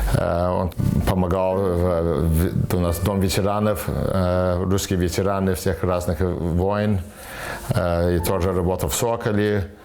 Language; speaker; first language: Russian; early bilingual, heritage; Russian